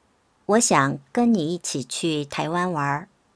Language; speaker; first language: Chinese; non-native, fluent; Korean